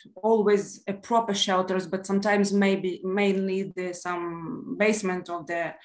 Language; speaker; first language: English; non-native, fluent; Ukrainian